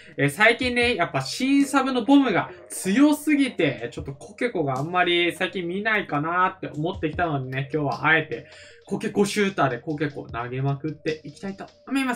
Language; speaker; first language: Japanese; native; Japanese